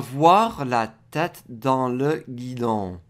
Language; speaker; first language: French; non-native, fluent; English